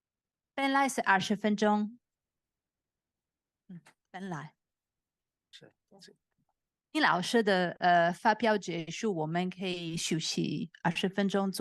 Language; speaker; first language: Chinese; non-native, fluent; Italian